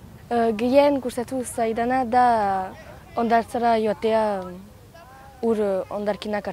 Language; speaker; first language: Basque; non-native, local second language; French